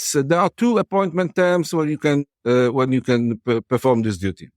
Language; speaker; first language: English; non-native, fluent; Polish